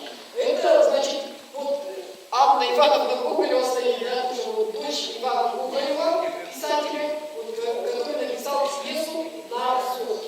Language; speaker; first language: Russian; native; Russian